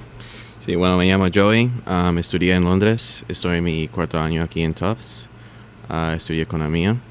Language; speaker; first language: Spanish; early bilingual, heritage; Spanish